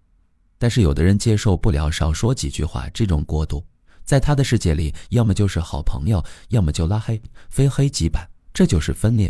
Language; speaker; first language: Chinese; native; Chinese